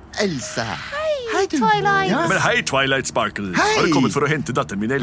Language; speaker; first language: Norwegian; native; Norwegian